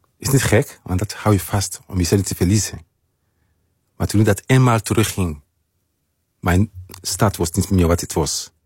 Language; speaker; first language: Dutch; non-native, fluent; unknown